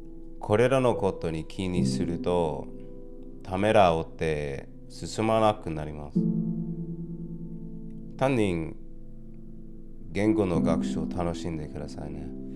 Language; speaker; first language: Japanese; non-native, learner; English